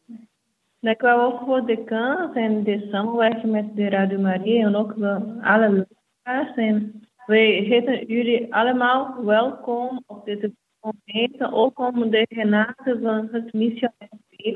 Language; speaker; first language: Dutch; non-native, fluent; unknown